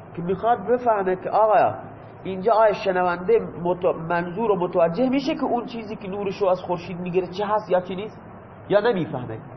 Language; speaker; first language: Persian; non-native, local second language; Baluchi